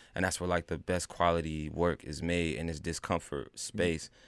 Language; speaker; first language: English; native; English